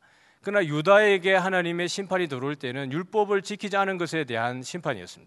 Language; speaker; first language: Korean; native; Korean